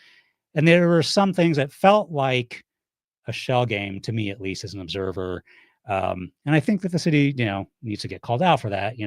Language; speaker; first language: English; native; English